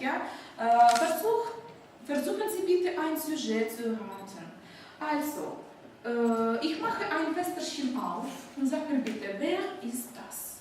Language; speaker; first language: German; non-native, fluent; Ukrainian